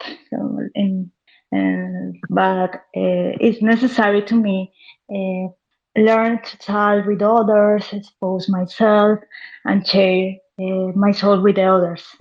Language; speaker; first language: English; non-native, learner; Spanish